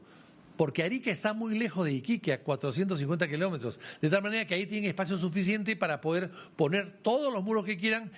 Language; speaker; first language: Spanish; native; Spanish